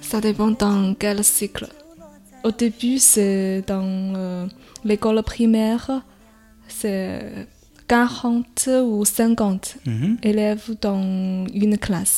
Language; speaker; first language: French; non-native, fluent; Chinese